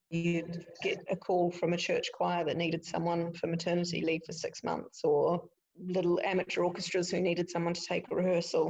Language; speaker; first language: English; native; English